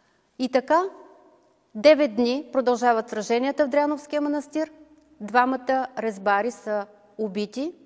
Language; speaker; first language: Bulgarian; native; Bulgarian